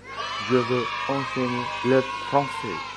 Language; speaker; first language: French; non-native, learner; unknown